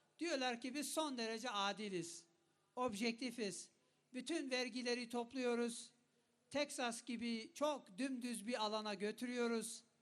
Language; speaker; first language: Turkish; non-native, local second language; Kurdish